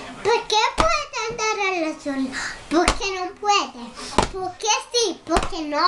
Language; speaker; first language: Spanish; early bilingual, heritage; Spanish